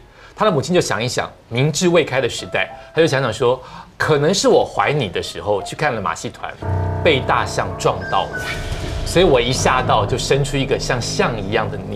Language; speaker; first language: Chinese; native; Chinese